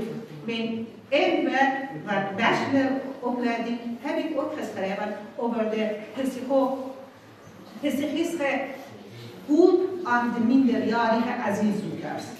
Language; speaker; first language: Dutch; non-native, fluent; Persian